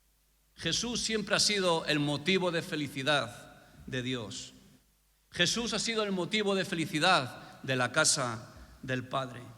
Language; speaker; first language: Spanish; native; Spanish